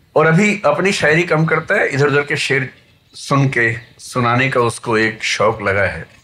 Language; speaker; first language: Hindi; native; Hindi